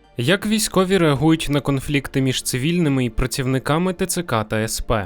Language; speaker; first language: Ukrainian; native; Ukrainian